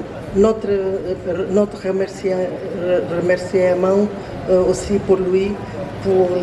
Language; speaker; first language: French; non-native, learner; Portuguese